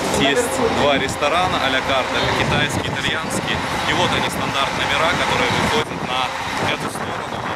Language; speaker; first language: Russian; native; Russian